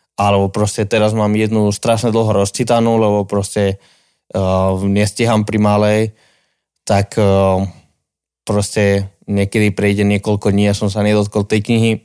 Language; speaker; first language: Slovak; non-native, fluent; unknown